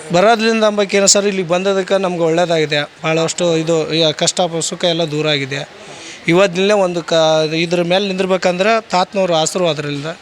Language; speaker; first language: Kannada; native; Kannada